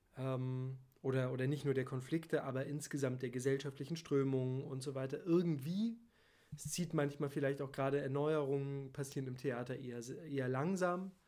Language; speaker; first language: German; native; German